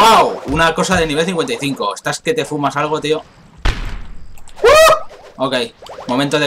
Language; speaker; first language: Spanish; native; Spanish